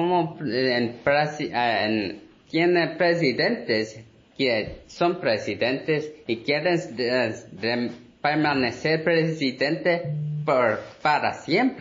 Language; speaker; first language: Spanish; non-native, learner; Korean